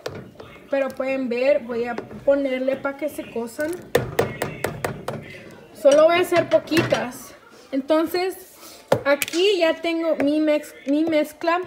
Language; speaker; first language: Spanish; early bilingual, heritage; Spanish